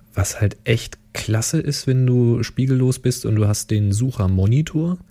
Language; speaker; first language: German; native; German